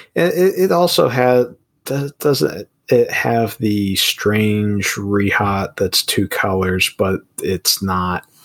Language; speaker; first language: English; native; English